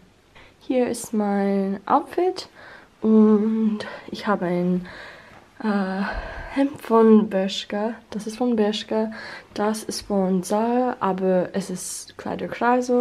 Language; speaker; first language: German; non-native, learner; English